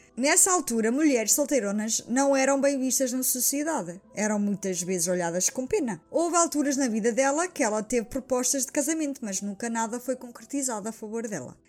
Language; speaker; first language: Portuguese; early bilingual, heritage; Portuguese